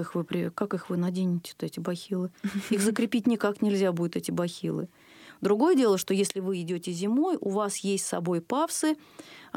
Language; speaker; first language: Russian; native; Russian